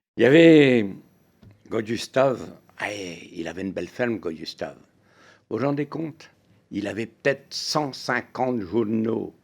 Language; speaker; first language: French; native; French